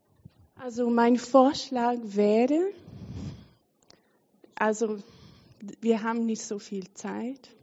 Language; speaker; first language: German; non-native, fluent; Portuguese